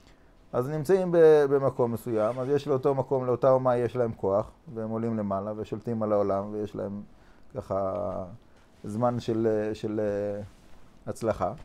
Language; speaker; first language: Hebrew; non-native, fluent; English